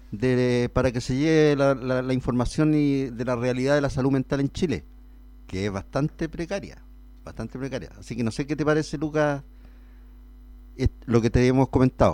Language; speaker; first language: Spanish; native; Spanish